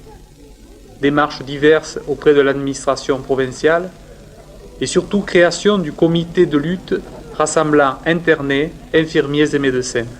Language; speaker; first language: French; native; French